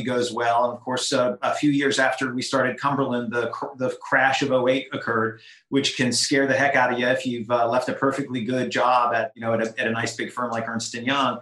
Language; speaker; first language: English; native; English